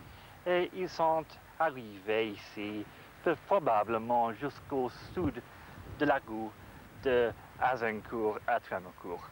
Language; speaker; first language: French; non-native, fluent; English